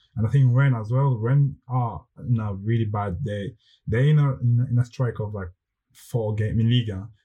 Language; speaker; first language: English; non-native, fluent; French